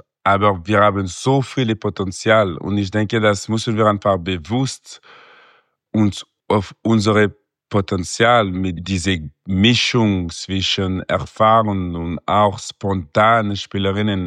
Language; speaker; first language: German; non-native, local second language; French